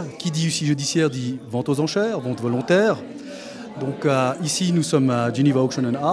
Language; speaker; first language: French; native; French